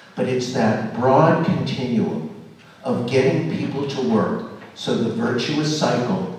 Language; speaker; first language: English; native; English